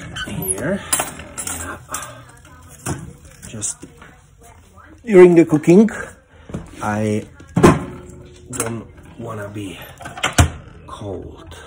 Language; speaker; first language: English; non-native, fluent; Czech